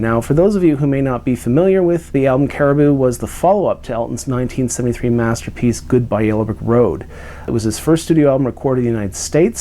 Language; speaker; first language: English; native; English